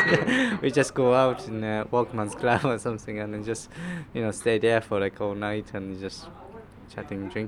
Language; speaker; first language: English; non-native, fluent; Japanese